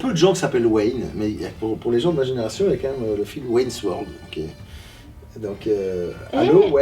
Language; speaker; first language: French; native; French